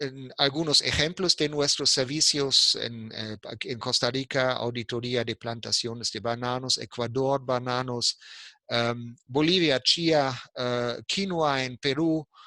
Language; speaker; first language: Spanish; non-native, fluent; German